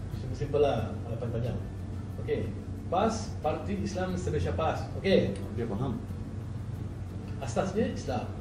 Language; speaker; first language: Malay; native; Malay